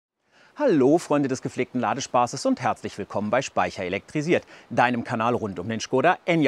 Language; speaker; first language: German; native; German